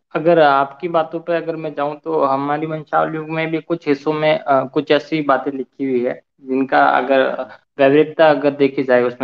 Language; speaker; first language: Hindi; native; Hindi